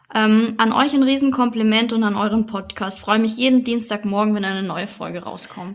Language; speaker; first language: German; native; German